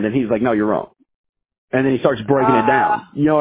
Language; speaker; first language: English; native; English